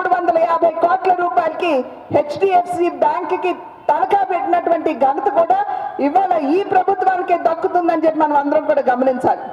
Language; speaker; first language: Telugu; native; Telugu